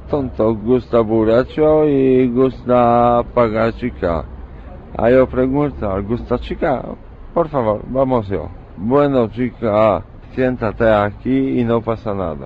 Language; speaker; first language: Spanish; non-native, learner; Polish